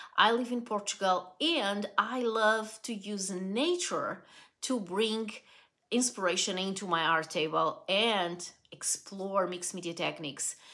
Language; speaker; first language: English; non-native, fluent; Portuguese